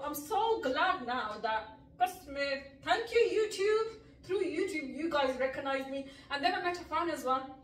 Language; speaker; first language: English; early bilingual, other home language; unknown